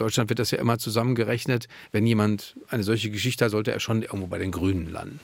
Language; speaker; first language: German; native; German